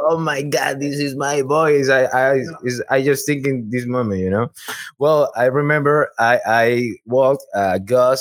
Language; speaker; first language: English; non-native, learner; Spanish